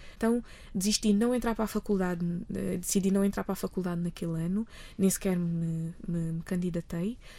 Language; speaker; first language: Portuguese; early bilingual, other home language; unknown